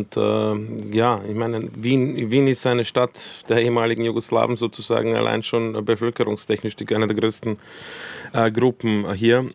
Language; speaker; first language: German; early bilingual, other home language; Croatian